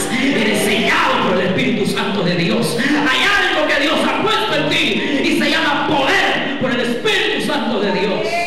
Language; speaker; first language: Spanish; native; Spanish